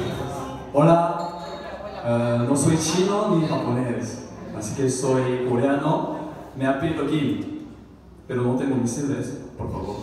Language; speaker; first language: Spanish; non-native, learner; Korean